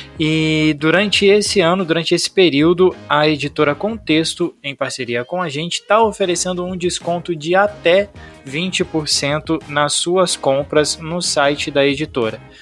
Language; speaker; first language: Portuguese; native; Portuguese